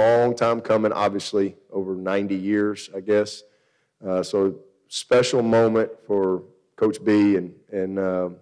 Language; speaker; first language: English; native; English